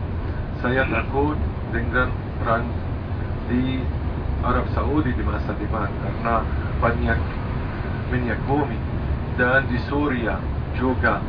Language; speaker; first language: Indonesian; non-native, fluent; Arabic